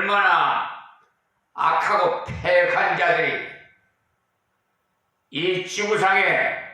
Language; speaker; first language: Korean; native; Korean